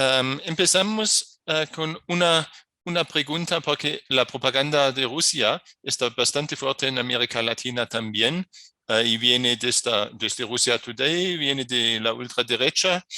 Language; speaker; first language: Spanish; non-native, fluent; German